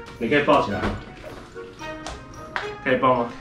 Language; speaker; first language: Chinese; native; Chinese